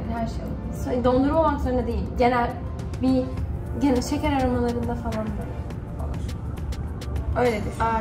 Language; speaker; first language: Turkish; early bilingual, heritage; Turkish